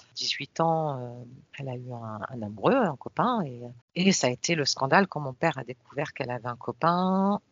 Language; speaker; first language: French; native; French